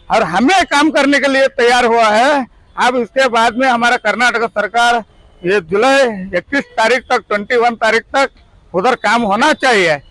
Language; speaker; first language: Hindi; non-native, local second language; Kannada